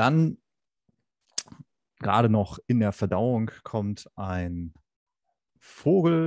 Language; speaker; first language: German; native; German